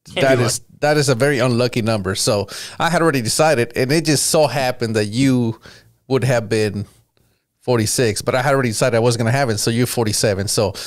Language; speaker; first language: English; early bilingual, other home language; Spanish